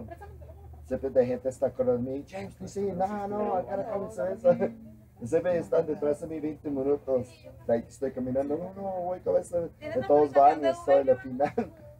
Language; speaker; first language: Spanish; early bilingual, heritage; English